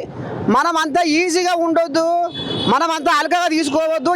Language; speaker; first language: Telugu; native; Telugu